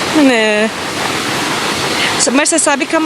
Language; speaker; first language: Portuguese; native; Portuguese